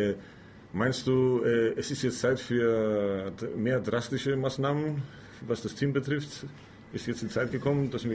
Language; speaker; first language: German; non-native, fluent; Greek